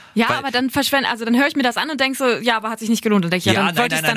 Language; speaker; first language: German; native; German